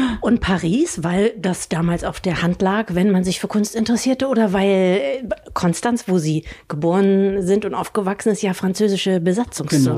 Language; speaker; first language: German; native; German